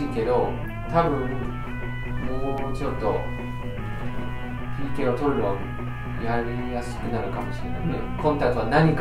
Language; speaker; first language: Japanese; non-native, fluent; English